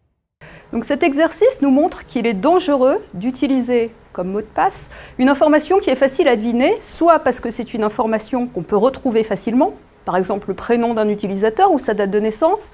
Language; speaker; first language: French; native; French